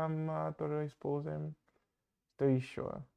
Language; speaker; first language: Russian; non-native, fluent; English